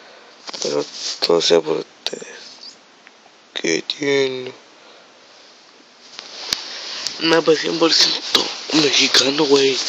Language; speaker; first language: Spanish; native; Spanish